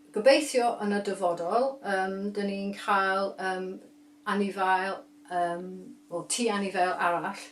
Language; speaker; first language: Welsh; non-native, learner; English